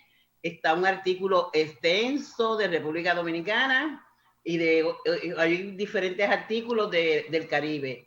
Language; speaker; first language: Spanish; native; Spanish